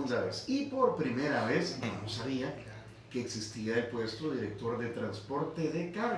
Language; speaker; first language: Spanish; native; Spanish